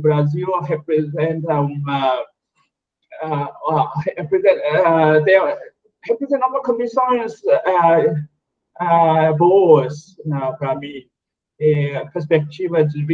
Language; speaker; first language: Portuguese; non-native, fluent; Chinese